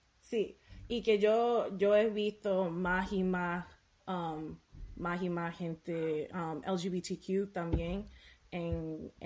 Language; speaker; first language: Spanish; early bilingual, heritage; Spanish